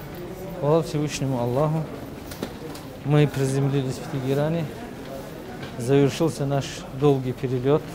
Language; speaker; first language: Russian; native; Russian